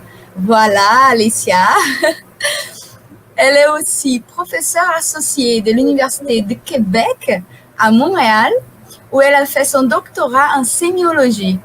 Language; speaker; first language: French; non-native, fluent; Portuguese